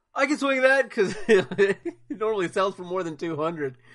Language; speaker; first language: English; native; English